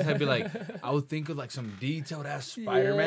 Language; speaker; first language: English; early bilingual, other home language; Spanish